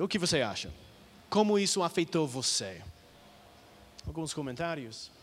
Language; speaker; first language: Portuguese; non-native, fluent; English